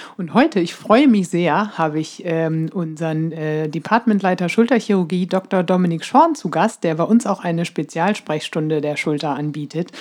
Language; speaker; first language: German; native; German